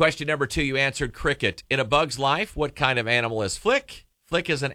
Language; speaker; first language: English; native; English